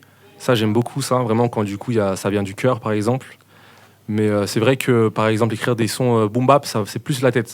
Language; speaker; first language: French; native; French